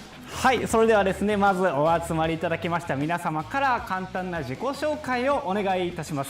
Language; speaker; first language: Japanese; native; Japanese